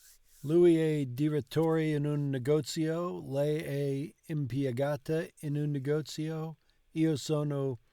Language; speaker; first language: Italian; non-native, learner; English